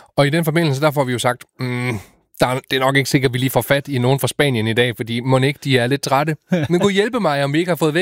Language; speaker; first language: Danish; native; Danish